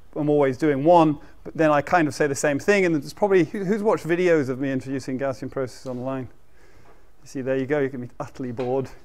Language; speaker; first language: English; native; English